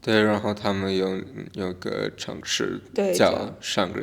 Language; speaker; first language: Chinese; non-native, learner; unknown